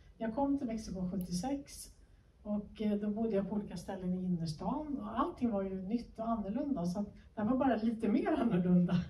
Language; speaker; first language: Swedish; native; Swedish